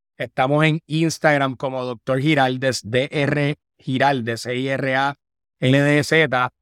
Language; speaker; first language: Spanish; native; Spanish